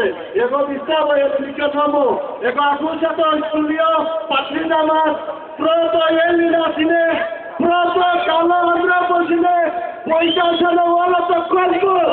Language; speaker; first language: Greek; non-native, learner; Bangla